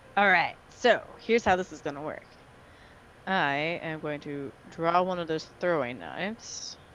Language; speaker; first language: English; native; English